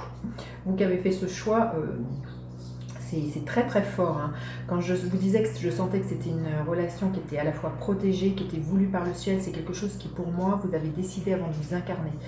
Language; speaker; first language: French; native; French